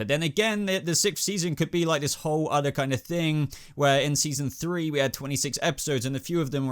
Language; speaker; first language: English; native; English